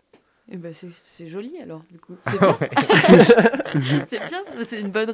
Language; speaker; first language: French; native; French